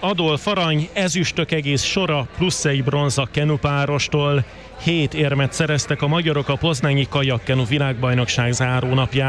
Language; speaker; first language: Hungarian; native; Hungarian